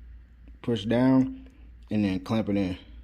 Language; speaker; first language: English; native; English